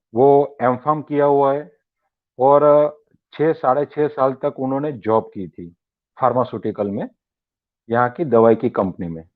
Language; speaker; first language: Hindi; non-native, local second language; Gujarati